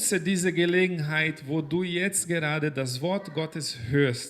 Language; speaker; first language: German; non-native, fluent; Portuguese